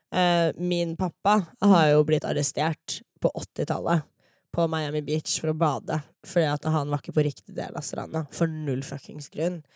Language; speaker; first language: Norwegian; early bilingual, other home language; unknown